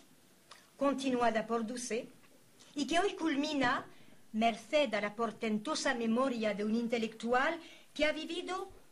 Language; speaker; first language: Spanish; native; Spanish